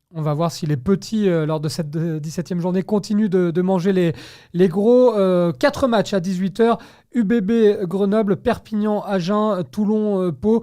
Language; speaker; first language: French; native; French